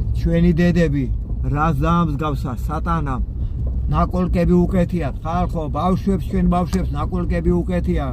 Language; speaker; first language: Georgian; native; Georgian